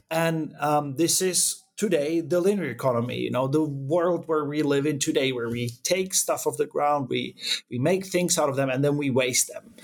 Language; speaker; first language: English; non-native, fluent; Czech